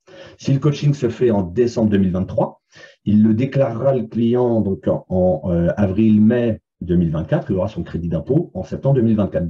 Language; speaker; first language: French; native; French